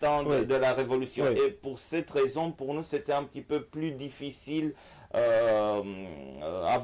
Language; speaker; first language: French; non-native, fluent; Romanian